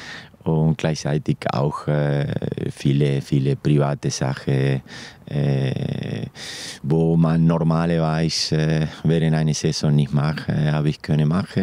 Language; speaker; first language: German; non-native, fluent; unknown